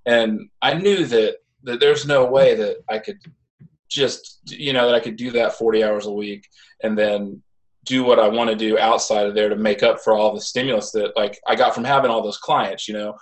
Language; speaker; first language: English; native; English